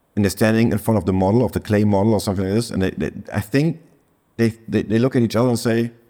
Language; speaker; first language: English; non-native, fluent; German